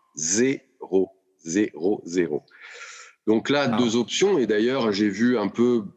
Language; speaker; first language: French; native; French